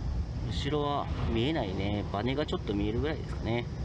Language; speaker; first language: Japanese; native; Japanese